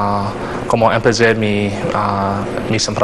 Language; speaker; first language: Spanish; non-native, learner; English